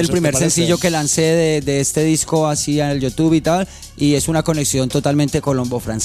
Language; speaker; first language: Spanish; native; Spanish